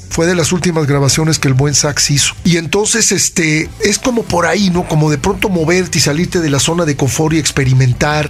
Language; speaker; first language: Spanish; native; Spanish